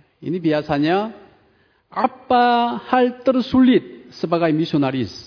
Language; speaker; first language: Indonesian; non-native, fluent; Korean